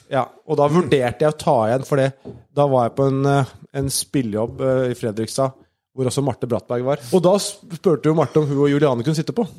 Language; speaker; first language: Norwegian; native; Norwegian